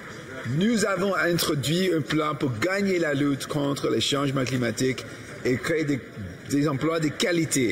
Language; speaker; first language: French; non-native, local second language; English